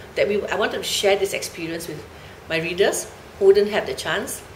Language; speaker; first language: English; native; English